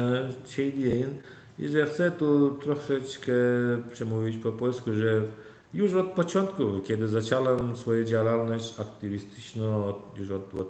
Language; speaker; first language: Polish; non-native, learner; Turkmen